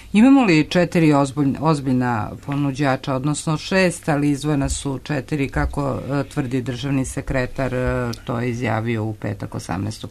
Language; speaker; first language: Serbian; native; Serbian